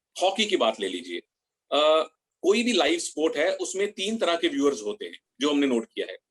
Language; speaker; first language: Hindi; native; Hindi